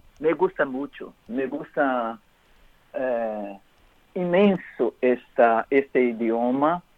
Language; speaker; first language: Spanish; non-native, learner; Portuguese